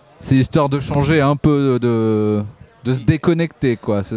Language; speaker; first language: French; native; French